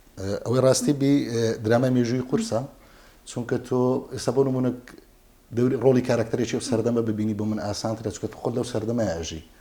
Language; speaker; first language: Central Kurdish; native; Central Kurdish